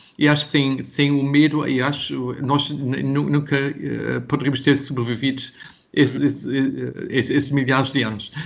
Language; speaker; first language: Portuguese; non-native, fluent; German